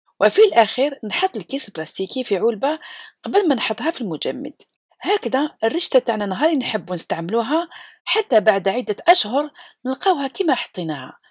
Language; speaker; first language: Arabic; native; Arabic